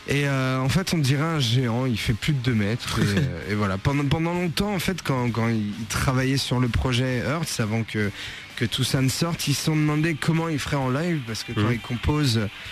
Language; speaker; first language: French; native; French